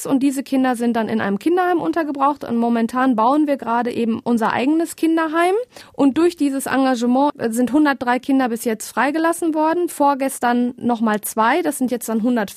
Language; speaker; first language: German; native; German